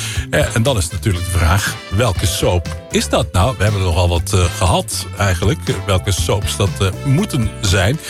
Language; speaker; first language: Dutch; native; Dutch